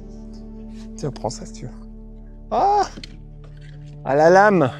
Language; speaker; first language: French; native; French